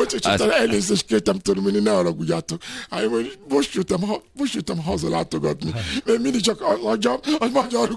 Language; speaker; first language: Hungarian; non-native, learner; Yoruba